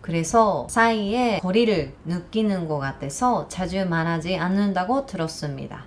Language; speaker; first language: Korean; non-native, learner; Japanese